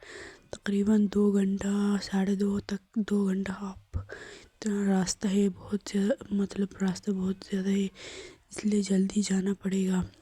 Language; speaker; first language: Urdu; non-native, local second language; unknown